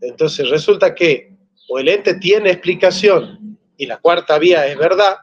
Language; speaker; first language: Spanish; native; Spanish